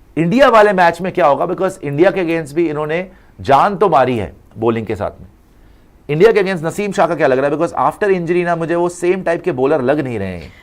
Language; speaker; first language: Hindi; native; Hindi